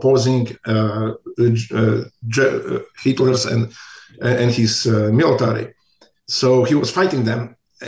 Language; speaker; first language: English; non-native, fluent; Polish